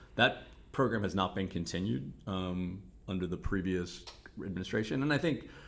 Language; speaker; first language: English; native; English